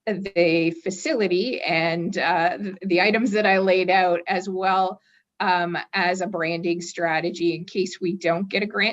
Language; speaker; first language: English; native; English